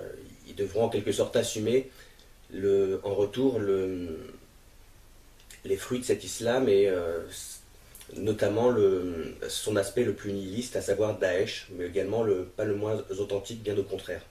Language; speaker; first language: French; native; French